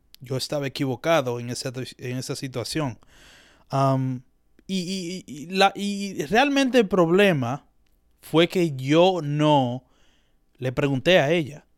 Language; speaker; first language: Spanish; native; Spanish